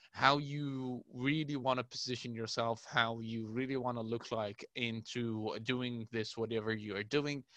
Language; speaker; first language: English; non-native, fluent; Arabic